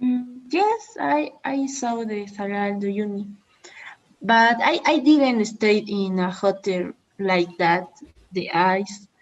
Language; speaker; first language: English; non-native, learner; Spanish